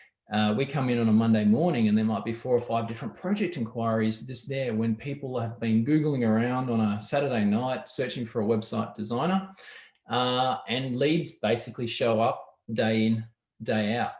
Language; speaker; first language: English; native; English